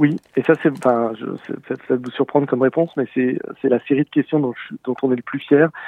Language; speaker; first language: French; native; French